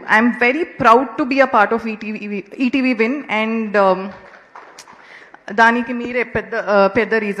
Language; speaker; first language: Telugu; non-native, local second language; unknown